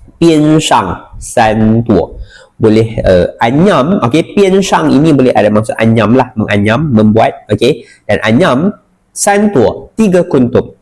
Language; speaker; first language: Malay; native; Malay